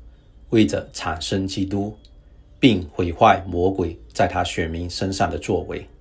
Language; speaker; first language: Chinese; native; Chinese